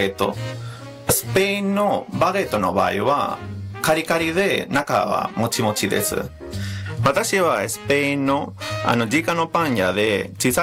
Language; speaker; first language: Japanese; non-native, fluent; Spanish